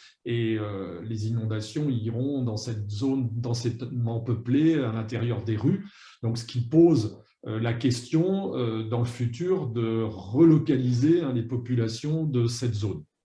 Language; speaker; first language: French; native; French